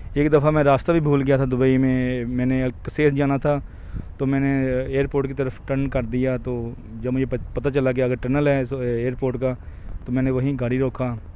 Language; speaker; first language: Urdu; non-native, local second language; Punjabi